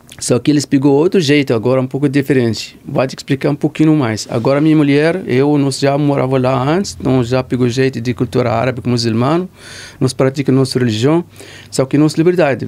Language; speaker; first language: Portuguese; non-native, learner; Arabic